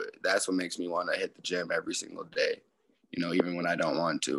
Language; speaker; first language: English; native; English